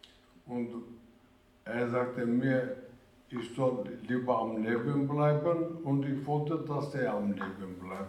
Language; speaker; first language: German; early bilingual, other home language; Turkish